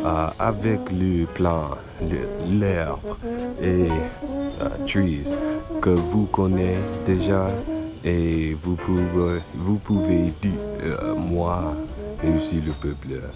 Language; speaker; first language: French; non-native, learner; English